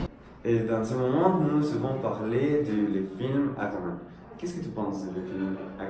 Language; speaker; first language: French; non-native, learner; Spanish